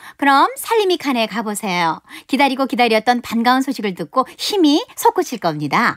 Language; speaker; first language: Korean; native; Korean